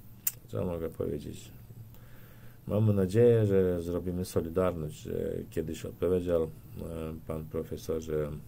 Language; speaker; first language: Polish; non-native, learner; Turkmen